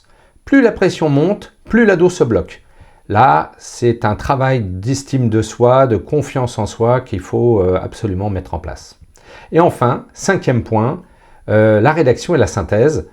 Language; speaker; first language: French; native; French